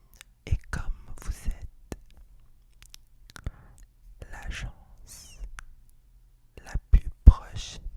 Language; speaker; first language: French; non-native, fluent; English